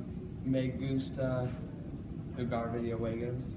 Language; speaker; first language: Spanish; non-native, learner; English